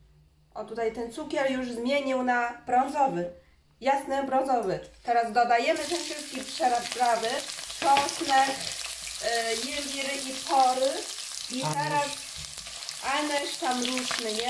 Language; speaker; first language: Polish; non-native, learner; Chinese